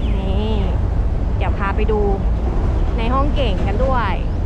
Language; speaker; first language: Thai; native; Thai